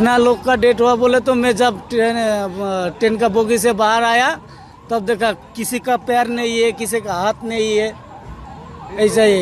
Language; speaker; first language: Hindi; non-native, local second language; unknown